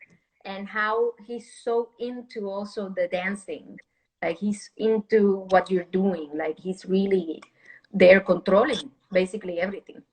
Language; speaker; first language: English; non-native, fluent; Spanish